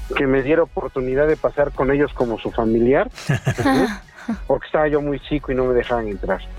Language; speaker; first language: Spanish; native; Spanish